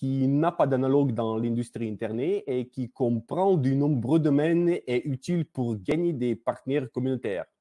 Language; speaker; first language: French; non-native, learner; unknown